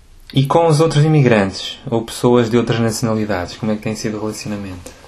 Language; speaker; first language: Portuguese; native; Portuguese